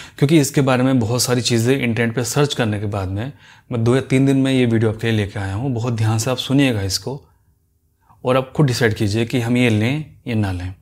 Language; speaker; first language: Hindi; native; Hindi